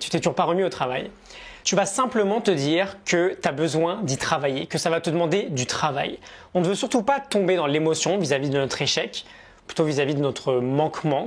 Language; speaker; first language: French; native; French